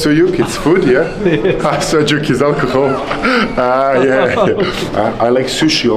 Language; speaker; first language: English; non-native, fluent; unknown